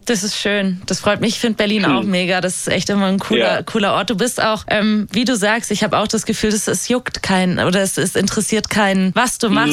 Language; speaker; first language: German; native; German